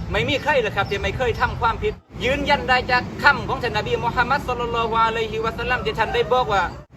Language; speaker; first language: Thai; non-native, local second language; Malay